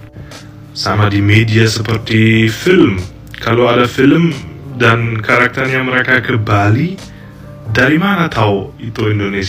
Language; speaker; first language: Indonesian; non-native, fluent; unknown